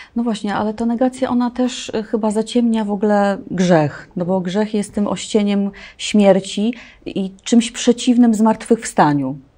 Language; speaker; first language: Polish; native; Polish